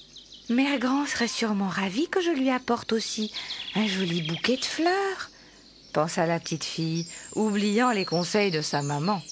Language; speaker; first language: French; native; French